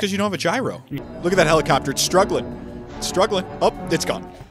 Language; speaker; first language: English; native; English